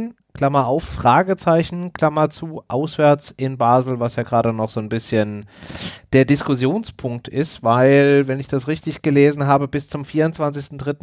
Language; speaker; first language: German; native; German